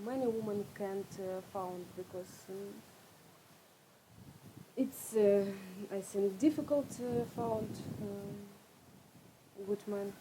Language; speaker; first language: English; non-native, learner; Russian